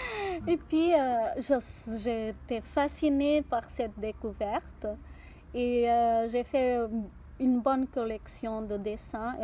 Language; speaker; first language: French; non-native, fluent; Portuguese